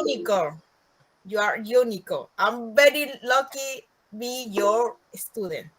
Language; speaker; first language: English; non-native, learner; Spanish